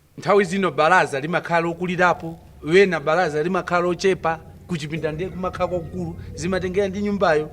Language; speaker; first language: Nyanja; non-native, local second language; Tumbuka